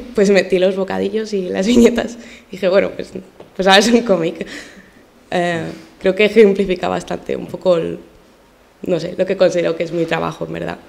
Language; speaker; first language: Spanish; native; Spanish